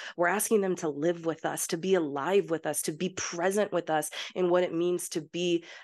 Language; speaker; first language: English; early bilingual, heritage; English